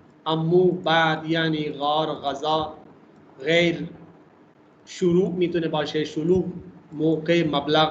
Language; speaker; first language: Persian; non-native, fluent; Urdu